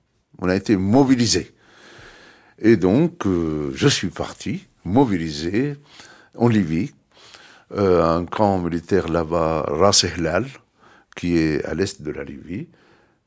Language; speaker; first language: French; non-native, fluent; Arabic